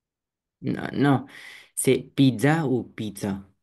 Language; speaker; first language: French; non-native, learner; Romanian